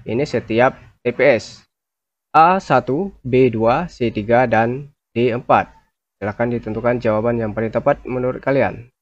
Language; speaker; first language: Indonesian; native; Indonesian